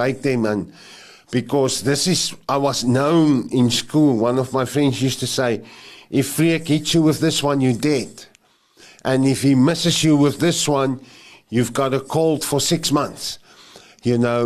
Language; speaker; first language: English; non-native, local second language; Afrikaans